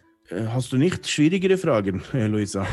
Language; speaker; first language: German; non-native, fluent; English